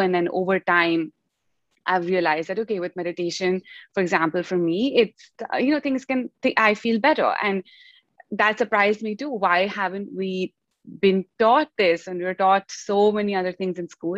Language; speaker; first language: English; non-native, local second language; Hindi